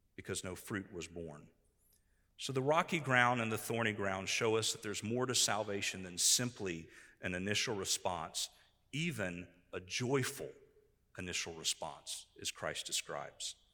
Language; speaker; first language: English; native; English